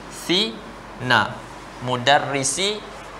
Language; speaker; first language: Arabic; non-native, fluent; Malay